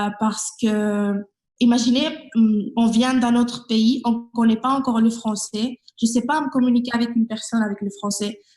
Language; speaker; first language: French; non-native, fluent; Spanish